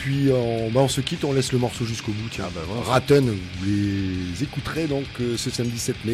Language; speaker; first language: French; native; French